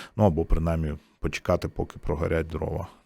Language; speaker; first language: Ukrainian; native; Ukrainian